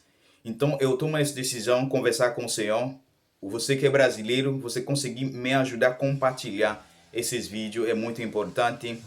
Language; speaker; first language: Portuguese; non-native, learner; Haitian Creole